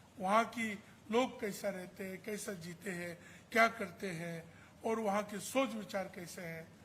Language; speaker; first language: Hindi; non-native, local second language; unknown